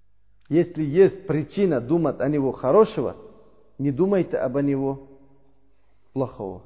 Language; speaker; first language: Russian; non-native, learner; Uzbek